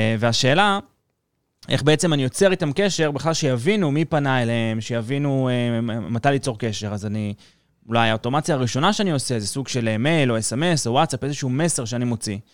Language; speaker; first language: Hebrew; native; Hebrew